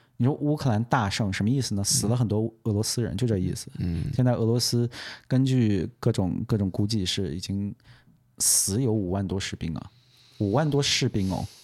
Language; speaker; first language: Chinese; native; Chinese